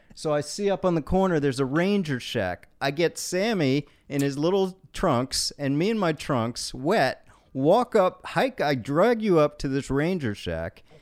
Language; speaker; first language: English; native; English